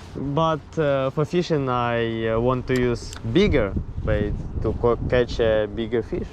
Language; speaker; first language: English; non-native, learner; Ukrainian